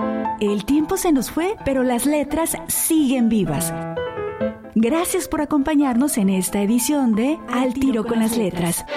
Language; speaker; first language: Spanish; native; Spanish